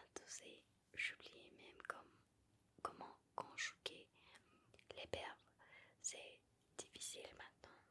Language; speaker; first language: French; non-native, learner; Spanish